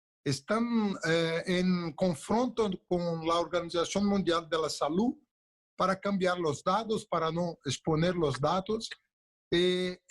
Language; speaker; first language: Spanish; non-native, local second language; Portuguese